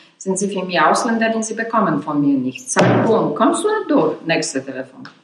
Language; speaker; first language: German; non-native, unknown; Polish